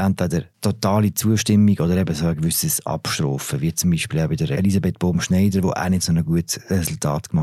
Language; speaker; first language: German; native; German